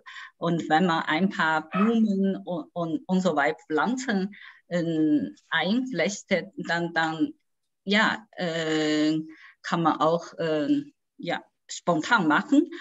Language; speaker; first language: German; non-native, fluent; Chinese